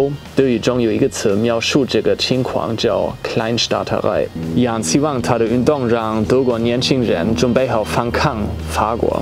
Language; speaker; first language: Chinese; non-native, fluent; German